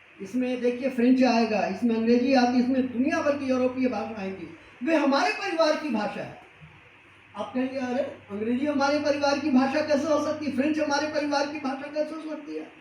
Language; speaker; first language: Hindi; native; Hindi